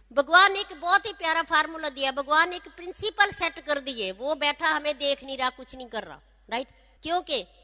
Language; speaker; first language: Hindi; non-native, local second language; Punjabi